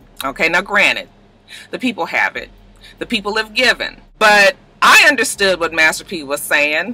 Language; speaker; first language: English; native; English